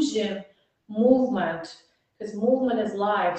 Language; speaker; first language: English; non-native, fluent; Russian